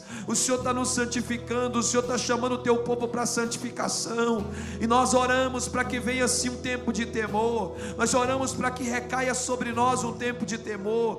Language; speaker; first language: Portuguese; native; Portuguese